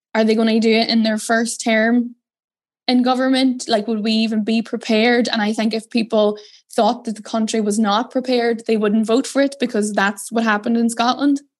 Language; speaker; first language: English; native; English